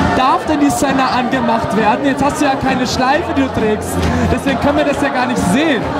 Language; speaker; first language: German; native; German